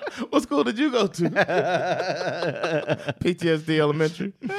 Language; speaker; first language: English; native; English